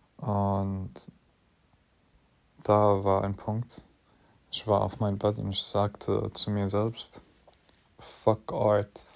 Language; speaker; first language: German; non-native, fluent; English